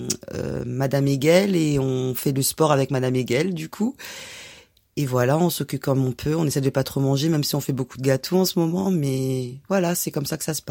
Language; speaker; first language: French; native; French